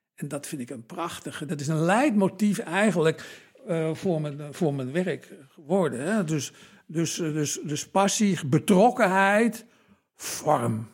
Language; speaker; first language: Dutch; native; Dutch